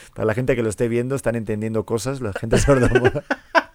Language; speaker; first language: Spanish; native; Spanish